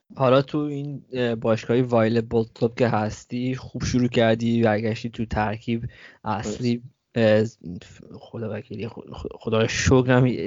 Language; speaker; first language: Persian; early bilingual, heritage; Persian